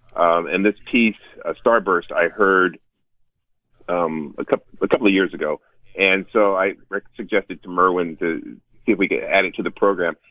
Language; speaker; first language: English; native; English